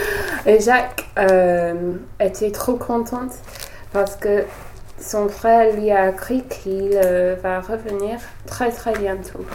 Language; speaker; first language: French; non-native, learner; English